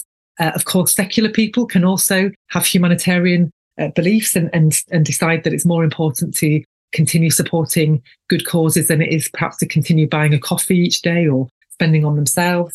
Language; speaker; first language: English; native; English